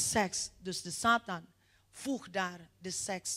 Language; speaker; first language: Dutch; non-native, fluent; Indonesian